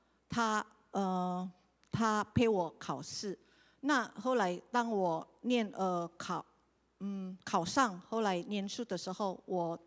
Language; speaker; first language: Chinese; non-native, learner; Indonesian